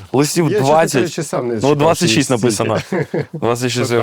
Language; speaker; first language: Ukrainian; native; Ukrainian